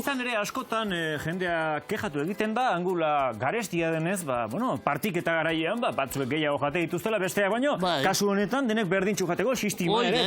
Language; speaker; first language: Basque; native; Basque